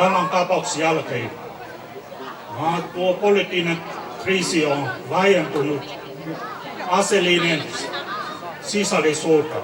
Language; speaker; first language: Finnish; non-native, fluent; Burmese